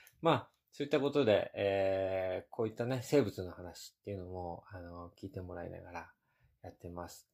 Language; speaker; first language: Japanese; native; Japanese